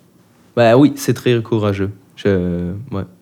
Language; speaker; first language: French; non-native, learner; German